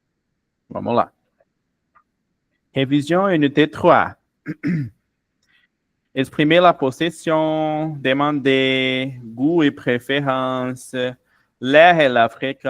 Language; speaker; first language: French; non-native, fluent; Portuguese